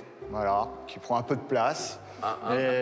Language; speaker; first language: French; native; French